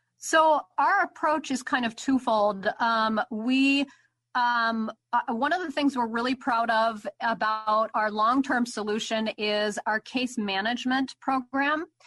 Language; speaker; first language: English; native; English